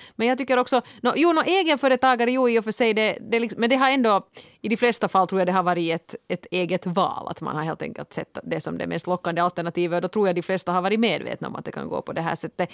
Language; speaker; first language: Swedish; native; Swedish